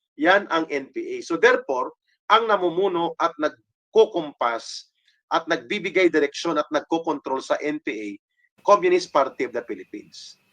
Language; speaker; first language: Filipino; non-native, local second language; Hiligaynon